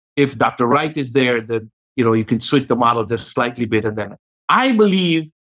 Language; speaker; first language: English; native; English